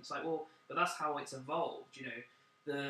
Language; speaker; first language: English; native; English